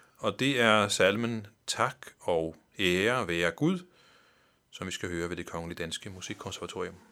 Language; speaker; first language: Danish; non-native, local second language; Faroese